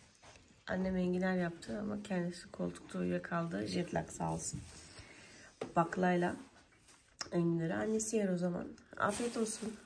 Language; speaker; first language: Turkish; native; Turkish